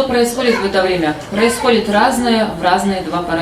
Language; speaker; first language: Russian; native; Russian